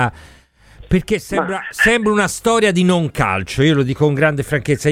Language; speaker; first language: Italian; native; Italian